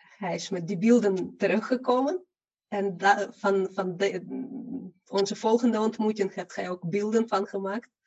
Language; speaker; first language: Dutch; non-native, fluent; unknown